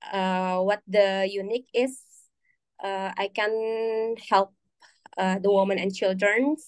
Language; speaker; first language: English; non-native, learner; Indonesian